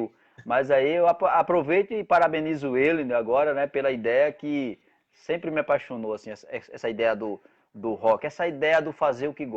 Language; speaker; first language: Portuguese; native; Portuguese